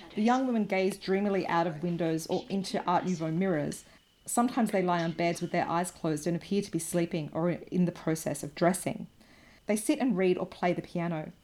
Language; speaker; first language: English; native; English